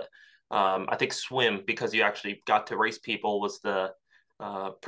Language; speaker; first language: English; native; English